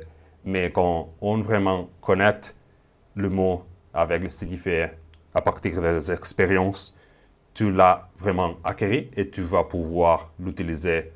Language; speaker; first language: French; non-native, fluent; Spanish